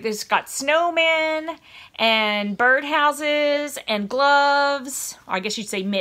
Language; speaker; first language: English; native; English